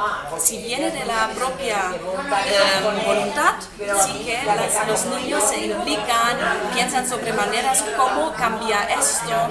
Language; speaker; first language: Spanish; non-native, fluent; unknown